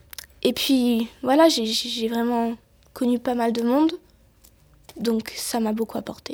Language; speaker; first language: French; native; French